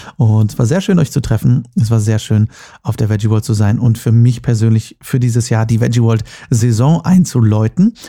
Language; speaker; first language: German; native; German